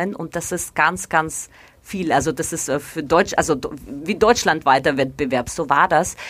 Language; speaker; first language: German; non-native, fluent; Russian